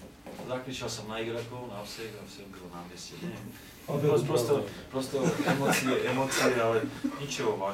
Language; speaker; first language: Russian; non-native, learner; Slovak